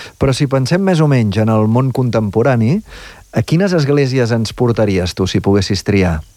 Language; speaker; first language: Catalan; native; Catalan